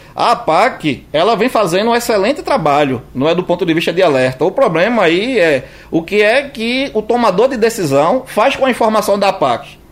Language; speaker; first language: Portuguese; native; Portuguese